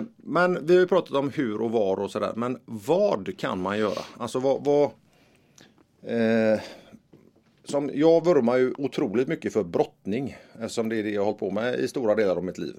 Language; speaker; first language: Swedish; native; Swedish